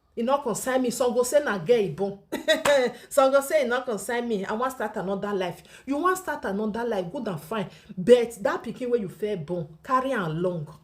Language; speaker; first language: Nigerian Pidgin; native; Nigerian Pidgin